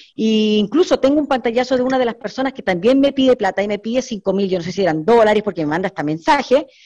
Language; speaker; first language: Spanish; native; Spanish